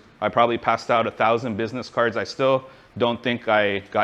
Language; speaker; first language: English; native; English